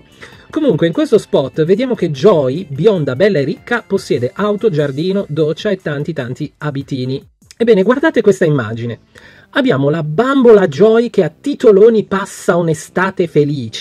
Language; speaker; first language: Italian; native; Italian